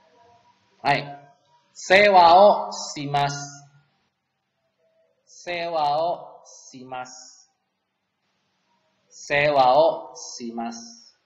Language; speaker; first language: Japanese; non-native, fluent; Indonesian